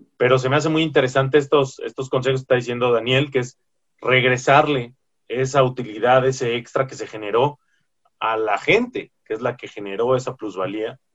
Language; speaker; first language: Spanish; native; Spanish